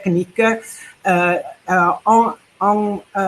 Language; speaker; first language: French; non-native, fluent; Italian